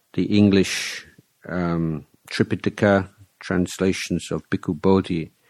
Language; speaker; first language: English; native; English